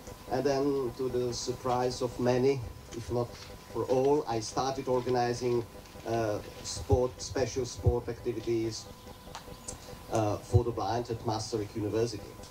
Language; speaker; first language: English; non-native, fluent; Czech